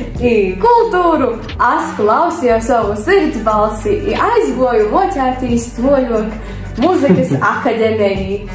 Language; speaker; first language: Latvian; native; Latvian